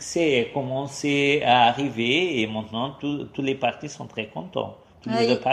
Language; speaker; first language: French; non-native, fluent; Portuguese